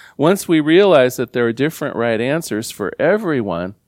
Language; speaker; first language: English; native; English